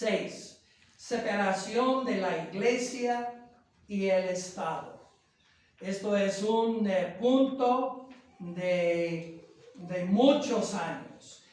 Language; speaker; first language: Spanish; non-native, fluent; English